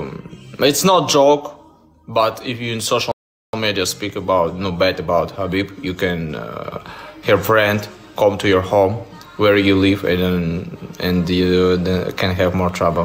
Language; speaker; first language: English; non-native, learner; Russian